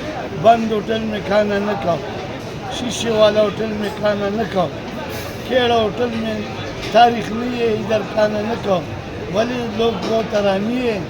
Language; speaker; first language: Hindi; non-native, local second language; Pashto